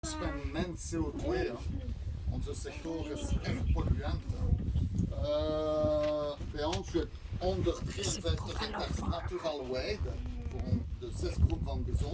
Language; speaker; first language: Dutch; non-native, learner; French